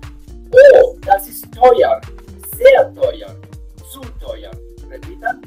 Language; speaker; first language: German; non-native, fluent; Spanish